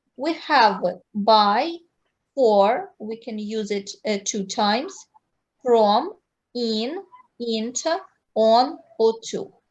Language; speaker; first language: English; non-native, fluent; Ukrainian